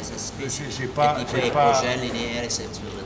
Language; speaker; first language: French; non-native, fluent; Vietnamese